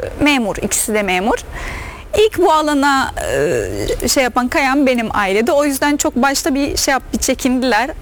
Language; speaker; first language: Turkish; non-native, fluent; Arabic